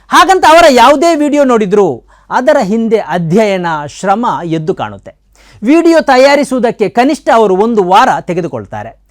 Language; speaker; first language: Kannada; native; Kannada